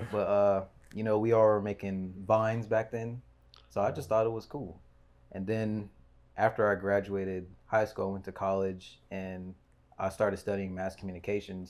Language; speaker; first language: English; native; English